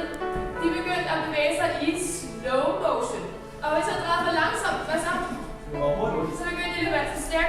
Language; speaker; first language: Danish; native; Danish